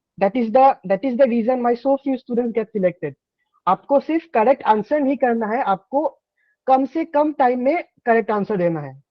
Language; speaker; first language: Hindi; non-native, local second language; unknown